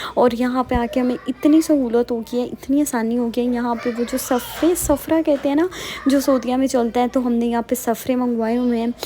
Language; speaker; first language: Urdu; native; Urdu